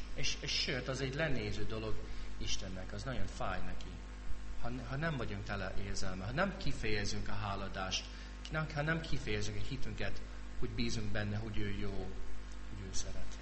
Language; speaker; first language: Hungarian; non-native, fluent; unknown